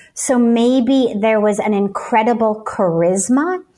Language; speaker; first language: English; native; English